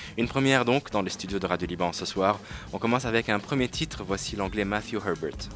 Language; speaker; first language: French; non-native, local second language; Arabic